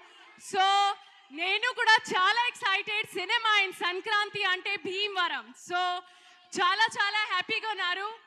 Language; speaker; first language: Telugu; non-native, learner; Hindi